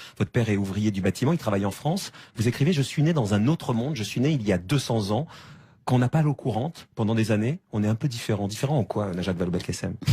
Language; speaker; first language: French; native; French